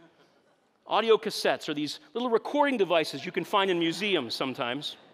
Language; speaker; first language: English; native; English